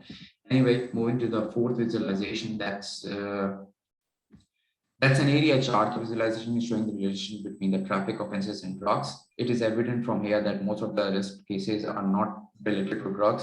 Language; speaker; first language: English; non-native, local second language; Urdu